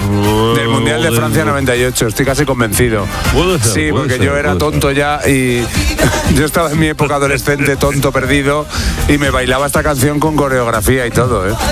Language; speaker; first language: Spanish; native; Spanish